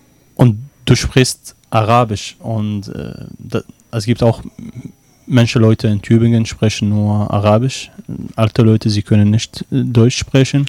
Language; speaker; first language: German; non-native, learner; Arabic